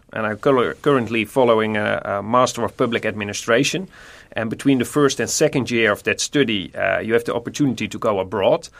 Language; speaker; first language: English; non-native, fluent; Dutch